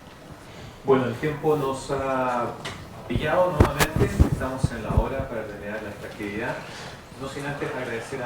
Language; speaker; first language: Spanish; native; Spanish